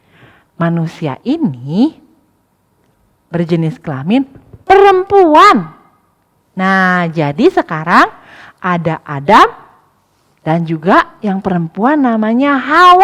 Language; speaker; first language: Indonesian; native; Indonesian